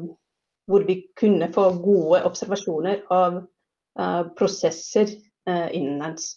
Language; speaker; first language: Norwegian; non-native, fluent; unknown